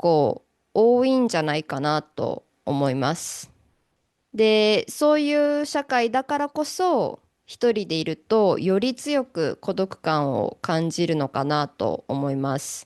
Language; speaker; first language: Japanese; native; Japanese